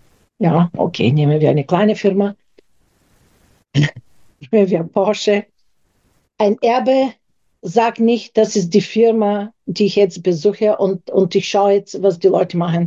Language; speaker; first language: German; non-native, fluent; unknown